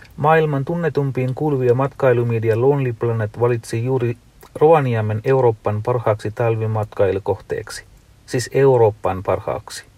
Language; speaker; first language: Finnish; non-native, fluent; Tamil